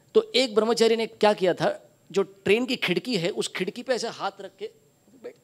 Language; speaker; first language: Hindi; non-native, local second language; Marathi